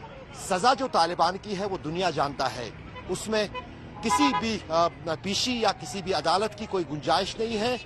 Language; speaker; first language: Hindi; native; Hindi